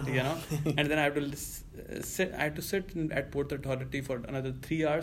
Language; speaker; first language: English; non-native, local second language; Hindi